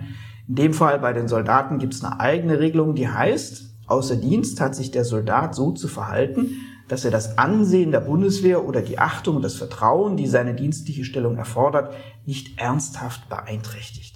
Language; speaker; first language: German; native; German